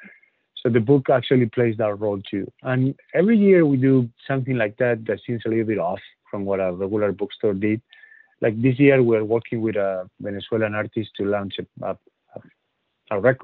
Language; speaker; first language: English; non-native, fluent; Spanish